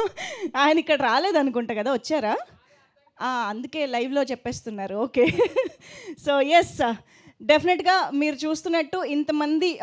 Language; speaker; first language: Telugu; native; Telugu